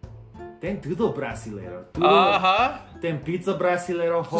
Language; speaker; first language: Portuguese; non-native, fluent; English